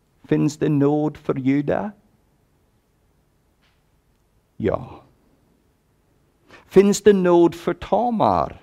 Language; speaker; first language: Swedish; non-native, fluent; English